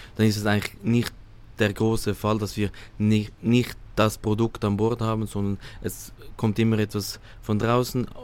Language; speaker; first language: German; native; German